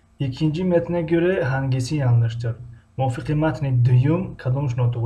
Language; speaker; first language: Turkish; non-native, fluent; Tajik